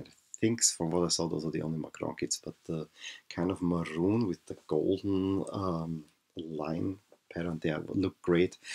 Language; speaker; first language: English; non-native, fluent; German